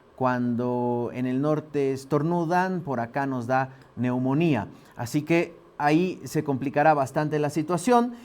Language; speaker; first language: Spanish; native; Spanish